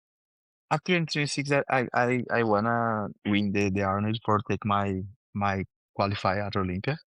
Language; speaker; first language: English; non-native, learner; Portuguese